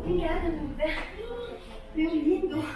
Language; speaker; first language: Portuguese; non-native, learner; French